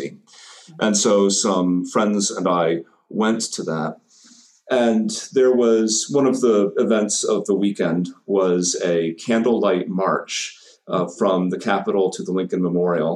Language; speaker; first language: English; native; English